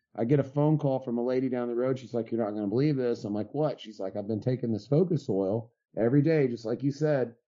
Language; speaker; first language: English; native; English